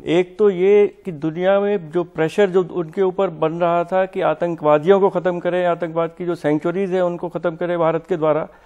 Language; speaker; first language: Hindi; native; Hindi